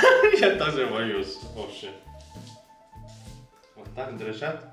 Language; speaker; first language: Russian; non-native, learner; Korean